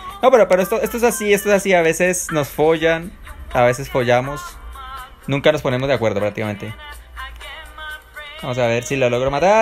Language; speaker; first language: Spanish; native; Spanish